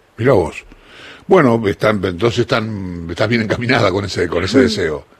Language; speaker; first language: Spanish; native; Spanish